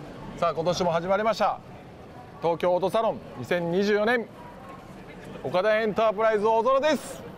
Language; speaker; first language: Japanese; native; Japanese